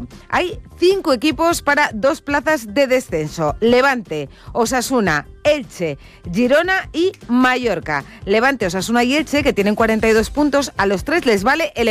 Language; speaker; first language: Spanish; native; Spanish